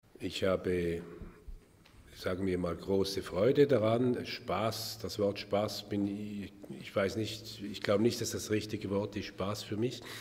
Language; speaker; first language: German; native; German